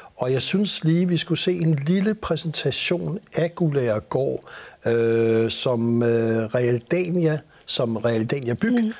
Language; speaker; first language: Danish; native; Danish